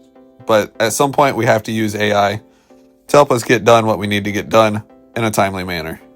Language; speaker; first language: English; native; English